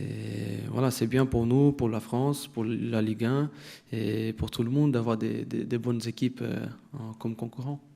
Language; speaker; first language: French; non-native, fluent; Portuguese